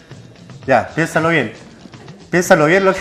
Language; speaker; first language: Spanish; native; Spanish